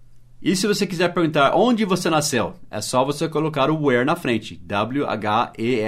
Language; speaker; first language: Portuguese; non-native, fluent; English